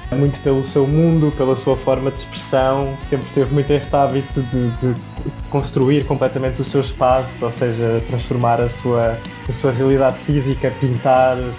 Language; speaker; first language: Portuguese; native; Portuguese